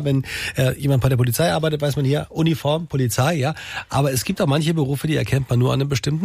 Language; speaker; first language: German; native; German